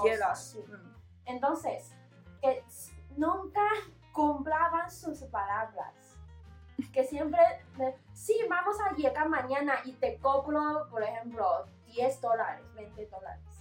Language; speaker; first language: Spanish; non-native, learner; Chinese